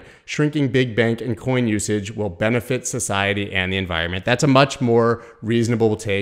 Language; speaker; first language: English; native; English